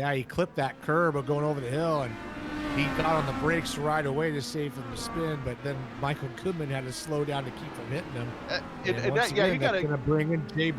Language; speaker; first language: English; native; English